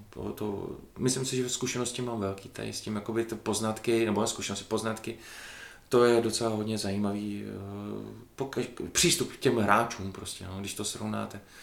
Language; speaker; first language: Czech; native; Czech